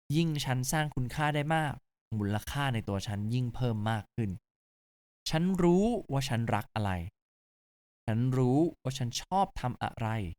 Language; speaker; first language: Thai; native; Thai